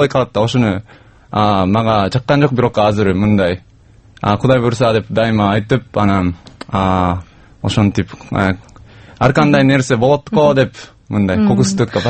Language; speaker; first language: Kyrgyz; non-native, learner; Japanese